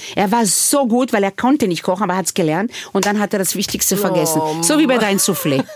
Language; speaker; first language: German; early bilingual, other home language; Hebrew